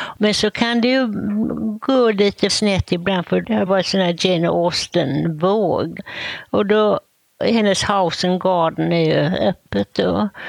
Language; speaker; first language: Swedish; native; Swedish